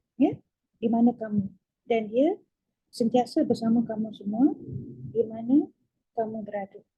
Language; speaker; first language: Malay; native; Malay